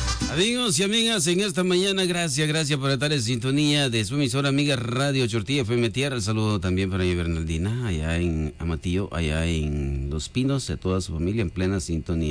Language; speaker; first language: Spanish; native; Spanish